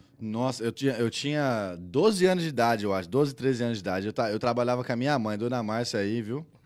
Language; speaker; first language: Portuguese; early bilingual, heritage; Portuguese